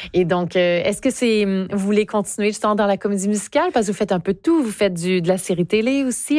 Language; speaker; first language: French; native; French